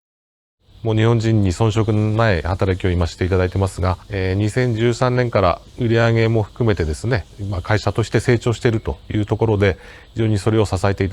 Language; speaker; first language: Japanese; native; Japanese